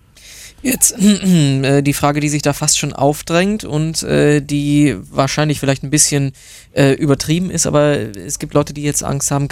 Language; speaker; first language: German; native; German